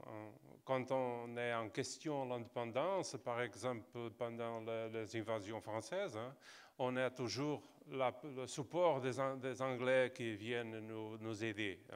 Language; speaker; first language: French; non-native, fluent; Portuguese